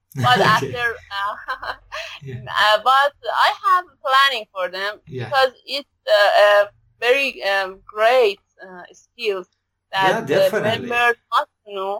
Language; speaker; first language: English; non-native, learner; Persian